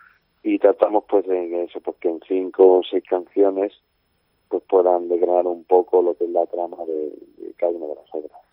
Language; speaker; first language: Spanish; native; Spanish